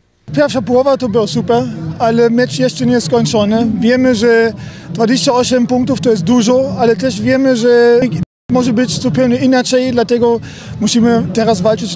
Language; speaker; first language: Polish; non-native, fluent; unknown